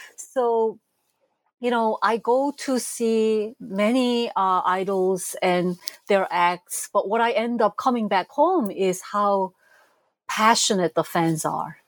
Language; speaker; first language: English; non-native, fluent; Korean